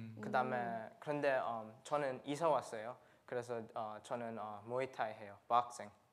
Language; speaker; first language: Korean; early bilingual, heritage; English